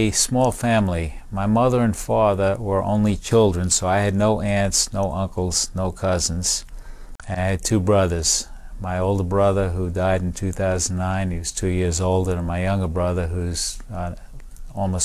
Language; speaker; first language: English; native; English